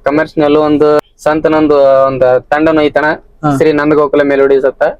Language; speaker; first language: Kannada; native; Kannada